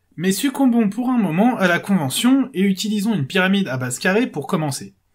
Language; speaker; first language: French; native; French